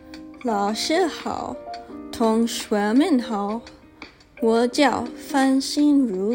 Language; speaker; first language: Chinese; early bilingual, heritage; Chinese